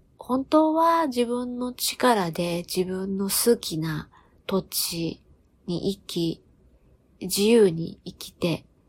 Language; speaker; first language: Japanese; native; Japanese